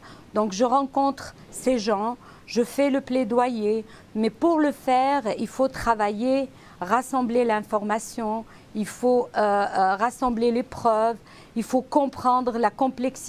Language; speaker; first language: French; non-native, local second language; Arabic